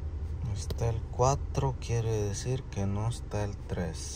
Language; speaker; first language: Spanish; native; Spanish